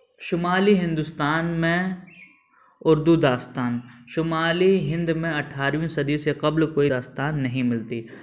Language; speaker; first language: Urdu; native; Urdu